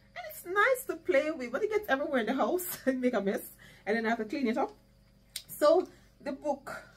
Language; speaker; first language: English; non-native, local second language; Jamaican Creole English